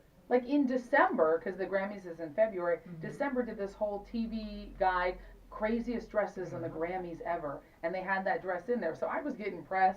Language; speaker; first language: English; native; English